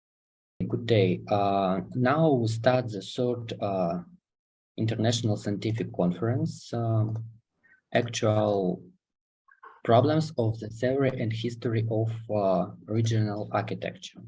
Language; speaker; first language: English; non-native, fluent; Russian